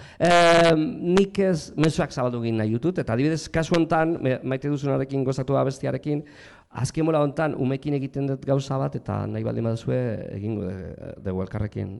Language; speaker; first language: Basque; non-native, local second language; Spanish